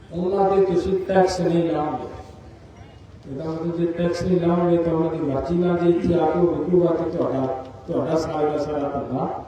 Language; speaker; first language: Hindi; non-native, local second language; Punjabi